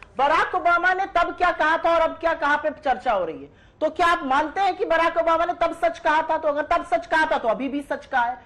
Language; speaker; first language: Hindi; native; Hindi